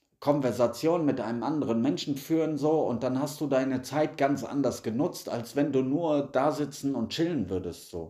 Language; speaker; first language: German; native; German